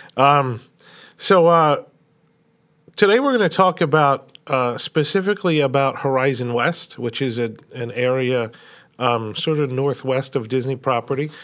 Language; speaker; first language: English; native; English